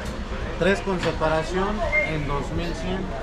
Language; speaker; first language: Spanish; native; Spanish